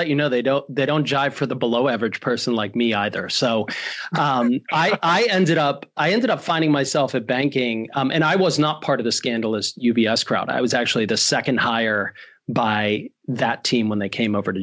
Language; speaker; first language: English; native; English